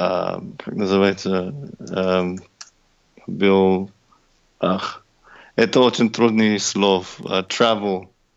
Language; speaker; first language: Russian; non-native, learner; English